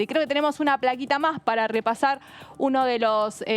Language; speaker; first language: Spanish; native; Spanish